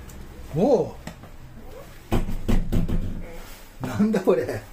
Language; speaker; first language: Japanese; native; Japanese